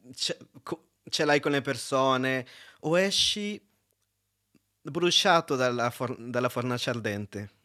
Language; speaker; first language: Italian; native; Italian